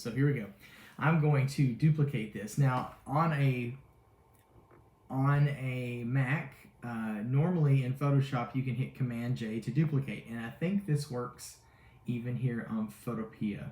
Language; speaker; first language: English; native; English